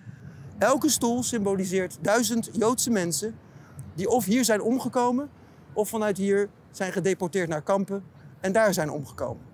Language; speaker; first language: Dutch; native; Dutch